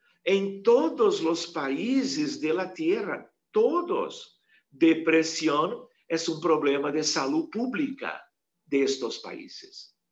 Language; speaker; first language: Spanish; non-native, fluent; Portuguese